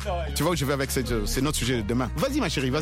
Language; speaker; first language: French; non-native, local second language; Lingala